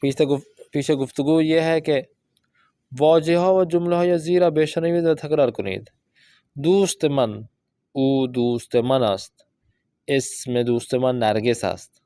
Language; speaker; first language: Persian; non-native, fluent; Urdu